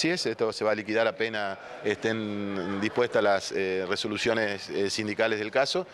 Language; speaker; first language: Spanish; native; Spanish